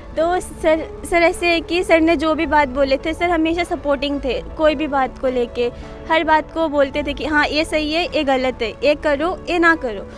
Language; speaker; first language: Hindi; non-native, local second language; Bangla